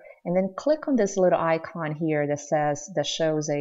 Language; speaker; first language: English; native; English